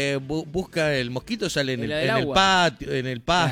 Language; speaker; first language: Spanish; native; Spanish